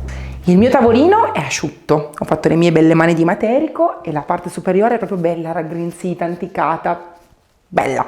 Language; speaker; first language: Italian; native; Italian